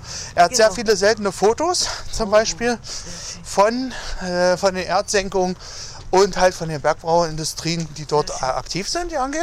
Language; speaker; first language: German; native; German